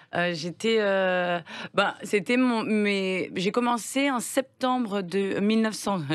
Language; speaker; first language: French; native; French